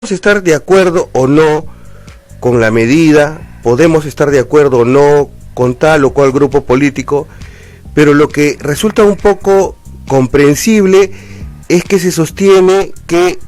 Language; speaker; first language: Spanish; native; Spanish